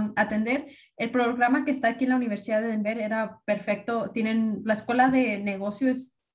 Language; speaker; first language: Spanish; early bilingual, heritage; Spanish